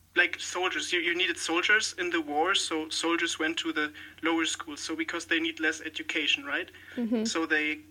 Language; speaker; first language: English; non-native, fluent; German